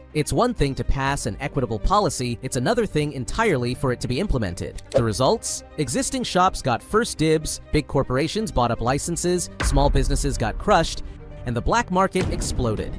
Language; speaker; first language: English; native; English